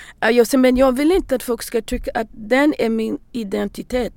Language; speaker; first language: Swedish; non-native, learner; English